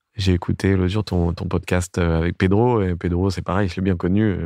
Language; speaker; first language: French; native; French